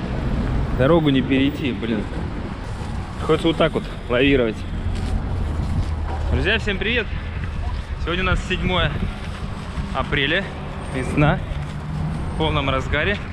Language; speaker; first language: Russian; native; Russian